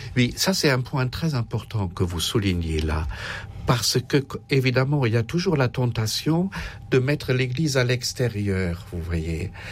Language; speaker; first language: French; non-native, fluent; German